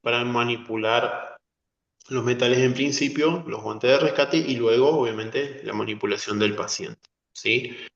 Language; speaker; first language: Spanish; native; Spanish